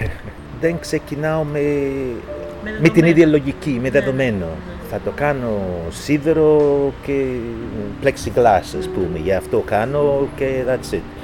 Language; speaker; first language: Greek; non-native, fluent; English